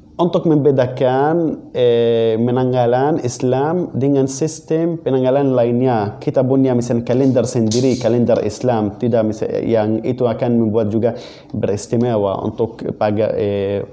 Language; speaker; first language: Indonesian; non-native, fluent; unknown